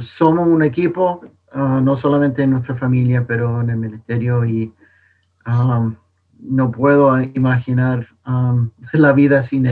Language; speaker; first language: Spanish; non-native, fluent; English